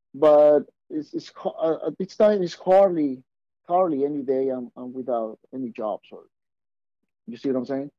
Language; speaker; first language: English; non-native, fluent; Spanish